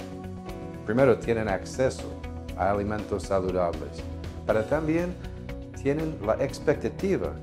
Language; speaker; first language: Spanish; non-native, fluent; English